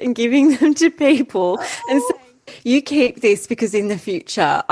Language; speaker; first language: English; native; English